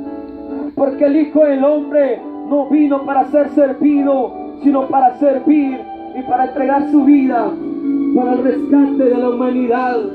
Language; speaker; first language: Spanish; native; Spanish